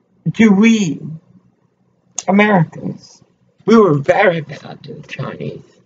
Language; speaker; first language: English; early bilingual, other home language; Spanish